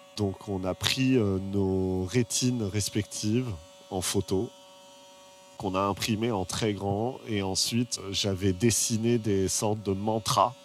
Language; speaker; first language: French; native; French